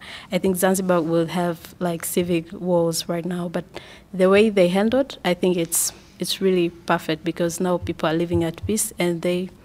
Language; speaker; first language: English; non-native, local second language; Swahili